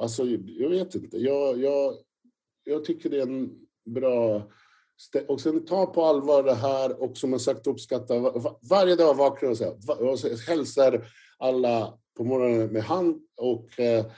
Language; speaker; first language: Swedish; non-native, fluent; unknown